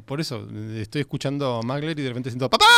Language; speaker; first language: Spanish; native; Spanish